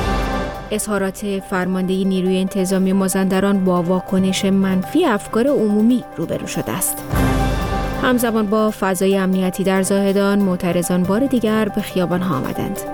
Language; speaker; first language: Persian; native; Persian